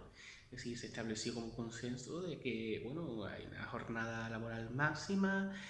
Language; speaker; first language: Spanish; native; Spanish